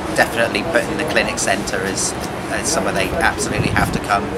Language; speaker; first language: English; native; English